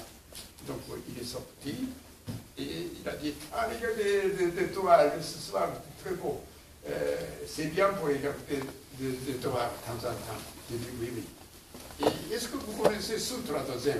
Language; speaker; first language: French; non-native, learner; Japanese